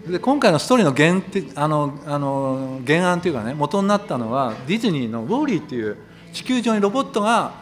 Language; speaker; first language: Japanese; native; Japanese